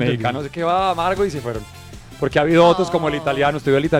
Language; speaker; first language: Spanish; native; Spanish